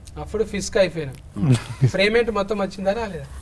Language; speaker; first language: Telugu; native; Telugu